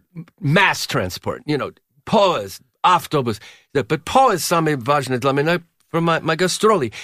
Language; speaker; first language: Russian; non-native, learner; English